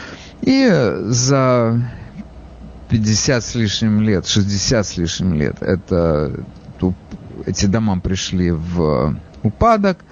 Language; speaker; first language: Russian; native; Russian